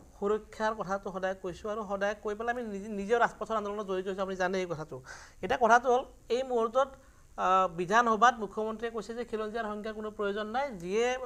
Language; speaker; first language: Assamese; native; Assamese